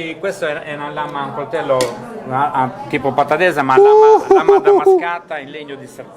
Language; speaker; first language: Italian; native; Italian